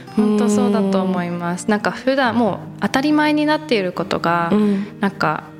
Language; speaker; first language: Japanese; early bilingual, heritage; Japanese